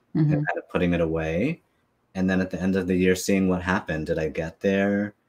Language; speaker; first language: English; native; English